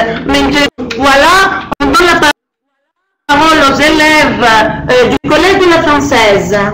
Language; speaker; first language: French; non-native, learner; Greek